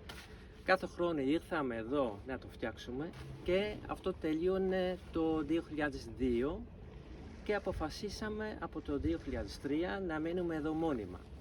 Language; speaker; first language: Greek; non-native, fluent; Dutch